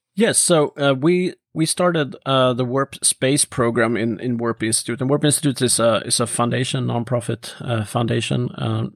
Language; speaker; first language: English; non-native, fluent; Swedish